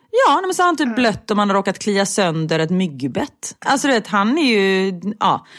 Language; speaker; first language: Swedish; native; Swedish